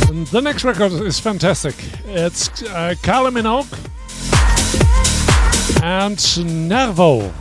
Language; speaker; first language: English; non-native, learner; German